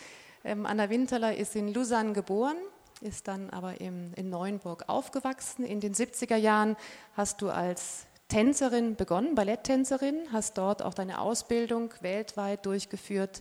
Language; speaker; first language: German; native; German